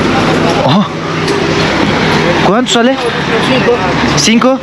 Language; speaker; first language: Spanish; non-native, learner; Turkish